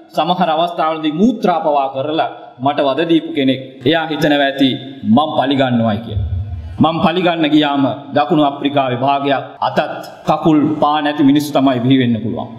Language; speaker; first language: Sinhala; native; Sinhala